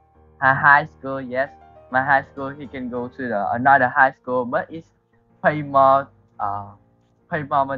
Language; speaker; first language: English; non-native, learner; Vietnamese